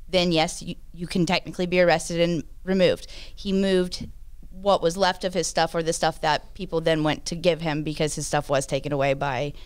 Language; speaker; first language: English; native; English